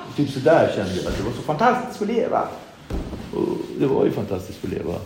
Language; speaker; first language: Swedish; early bilingual, other home language; Kabuverdianu